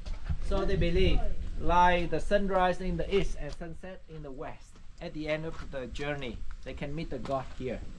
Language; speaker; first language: English; non-native, fluent; Vietnamese